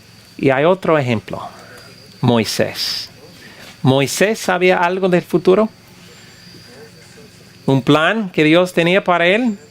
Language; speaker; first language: Spanish; non-native, fluent; English